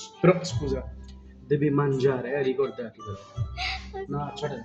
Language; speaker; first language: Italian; non-native, learner; Bangla